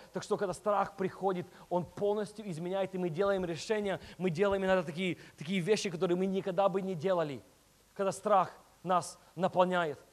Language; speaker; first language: Russian; early bilingual, heritage; Russian